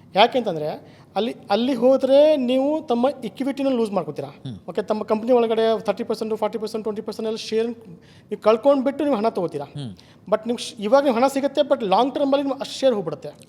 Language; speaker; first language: Kannada; native; Kannada